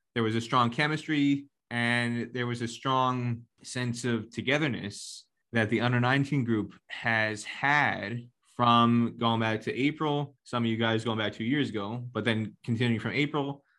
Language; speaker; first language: English; native; English